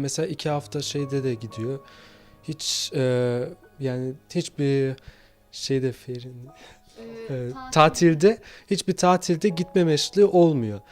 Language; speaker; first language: Turkish; early bilingual, other home language; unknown